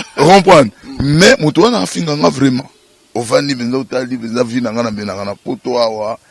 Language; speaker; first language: Lingala; non-native, local second language; Swahili